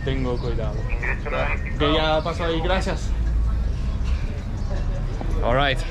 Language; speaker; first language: Spanish; non-native, learner; English